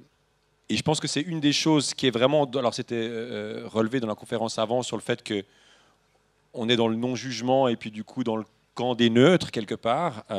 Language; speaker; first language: French; native; French